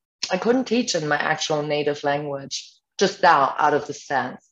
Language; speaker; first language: English; non-native, fluent; German